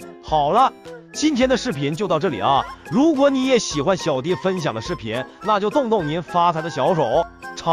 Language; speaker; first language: Chinese; native; Chinese